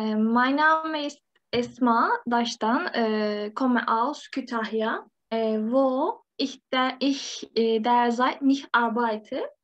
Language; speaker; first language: German; non-native, learner; Turkish